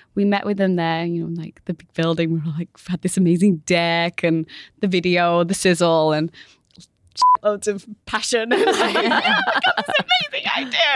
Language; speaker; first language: English; native; English